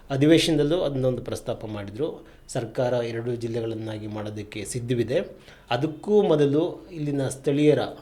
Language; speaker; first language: Kannada; native; Kannada